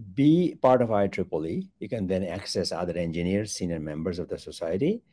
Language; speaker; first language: English; non-native, local second language; Bangla